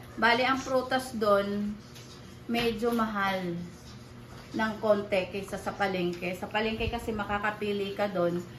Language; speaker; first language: Filipino; non-native, local second language; Cebuano